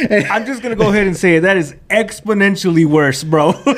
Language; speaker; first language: English; early bilingual, other home language; Spanish